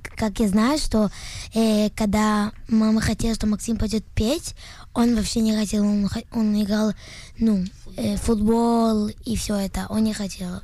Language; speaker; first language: Russian; early bilingual, other home language; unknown